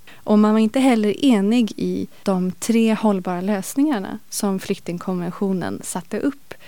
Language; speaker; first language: Swedish; native; Swedish